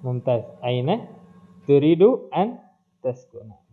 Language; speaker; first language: Arabic; non-native, fluent; Indonesian